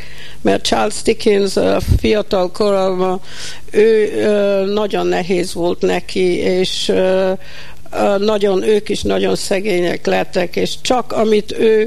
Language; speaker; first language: Hungarian; early bilingual, heritage; Hungarian